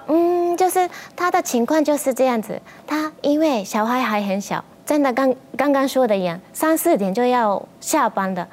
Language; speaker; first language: Chinese; non-native, fluent; Japanese